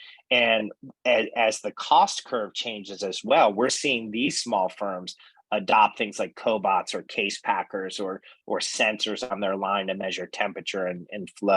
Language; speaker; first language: English; native; English